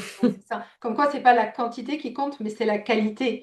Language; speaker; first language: French; native; French